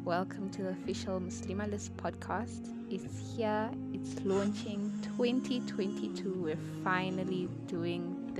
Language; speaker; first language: English; non-native, local second language; Nyanja